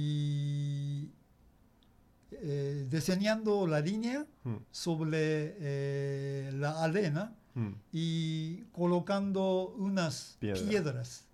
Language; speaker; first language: Spanish; non-native, learner; Japanese